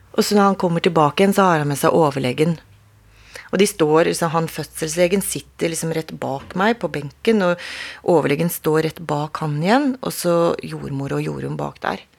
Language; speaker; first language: Norwegian; native; Norwegian